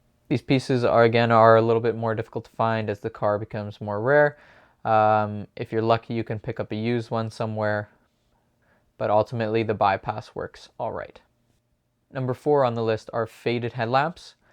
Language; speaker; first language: English; native; English